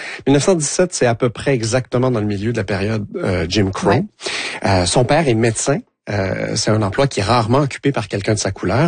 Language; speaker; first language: French; native; French